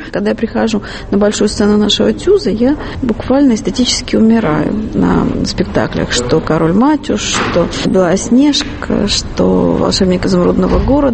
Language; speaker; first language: Russian; native; Russian